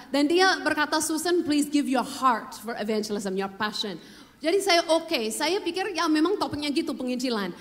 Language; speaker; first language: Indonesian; non-native, fluent; English